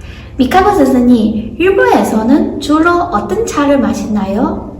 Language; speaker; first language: Korean; non-native, fluent; Chinese